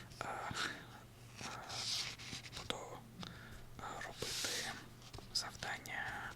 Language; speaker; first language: Ukrainian; non-native, learner; Russian